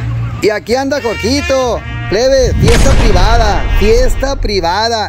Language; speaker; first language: Spanish; native; Spanish